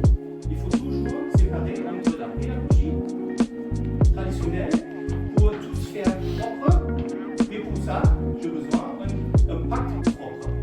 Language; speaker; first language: French; non-native, fluent; German